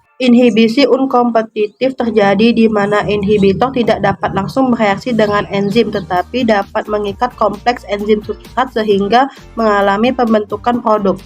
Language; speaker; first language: Indonesian; native; Indonesian